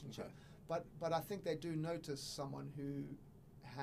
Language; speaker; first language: English; native; English